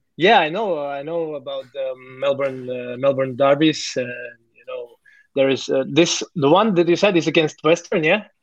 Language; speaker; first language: English; non-native, fluent; Croatian